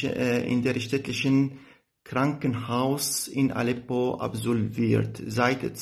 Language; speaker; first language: German; non-native, fluent; Arabic